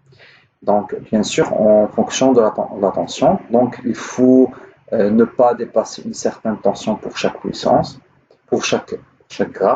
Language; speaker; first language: French; non-native, local second language; Arabic